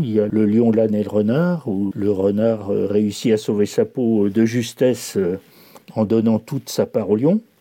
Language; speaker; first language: French; native; French